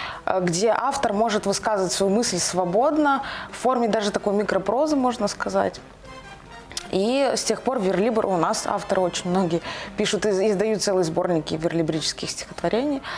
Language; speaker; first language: Russian; native; Russian